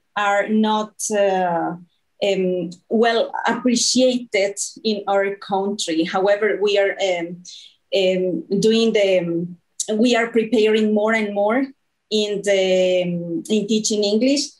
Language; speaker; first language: English; non-native, fluent; Spanish